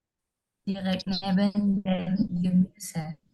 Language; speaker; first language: German; non-native, learner; Indonesian